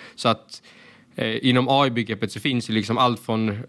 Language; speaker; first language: Swedish; native; Swedish